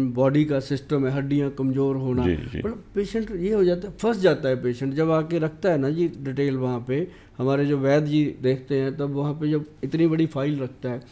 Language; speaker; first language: Hindi; native; Hindi